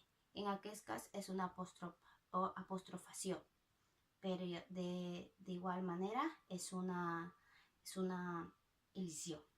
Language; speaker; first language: Catalan; non-native, local second language; Spanish